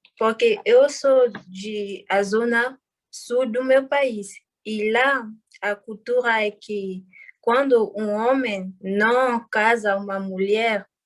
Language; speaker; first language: Portuguese; non-native, fluent; French